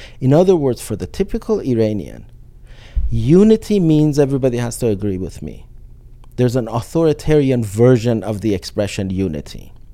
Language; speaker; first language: English; non-native, fluent; Persian